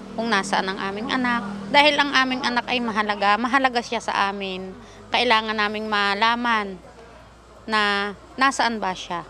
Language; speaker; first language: Filipino; native; Filipino